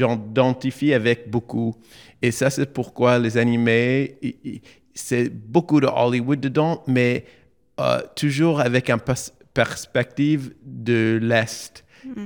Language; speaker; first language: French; non-native, learner; English